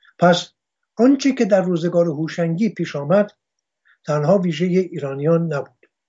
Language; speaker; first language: Persian; non-native, local second language; Armenian